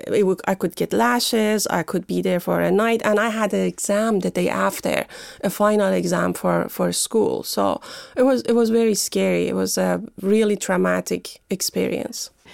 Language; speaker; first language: English; non-native, fluent; Persian